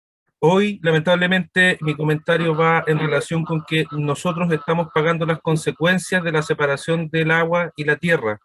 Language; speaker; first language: Spanish; native; Spanish